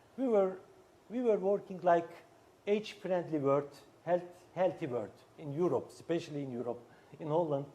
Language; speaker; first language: English; non-native, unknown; Turkish